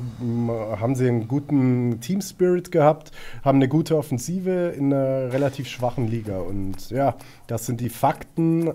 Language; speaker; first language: German; native; German